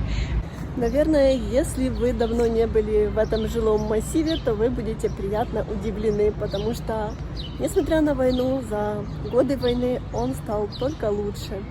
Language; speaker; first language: Russian; native; Russian